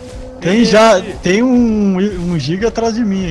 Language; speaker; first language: Portuguese; native; Portuguese